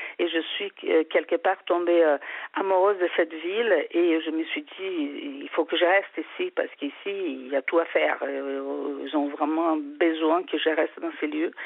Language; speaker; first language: French; non-native, fluent; Portuguese